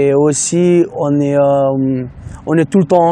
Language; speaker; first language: French; non-native, learner; Fijian